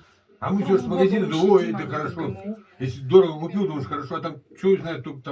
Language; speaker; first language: Russian; native; Russian